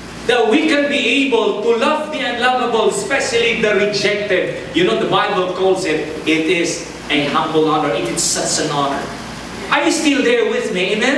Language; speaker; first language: English; non-native, local second language; Chavacano